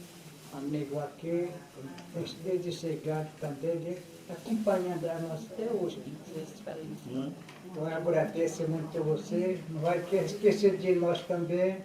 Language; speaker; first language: Portuguese; non-native, local second language; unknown